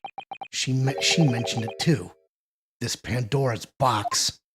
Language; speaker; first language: English; native; English